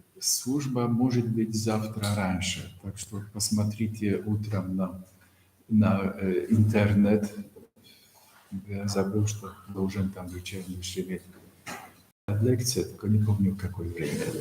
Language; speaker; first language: Russian; non-native, fluent; Polish